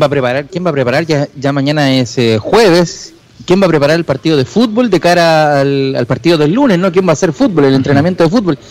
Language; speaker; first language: Spanish; native; Spanish